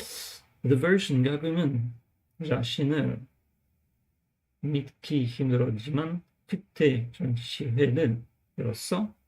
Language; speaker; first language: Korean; non-native, learner; English